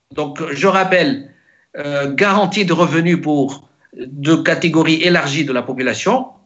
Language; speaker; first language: French; non-native, local second language; Arabic